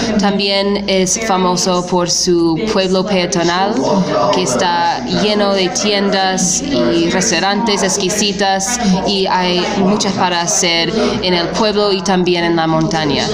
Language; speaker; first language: Spanish; non-native, fluent; English